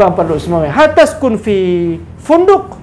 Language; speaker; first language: Arabic; non-native, fluent; Indonesian